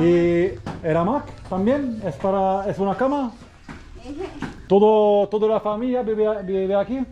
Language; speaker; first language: Spanish; non-native, learner; French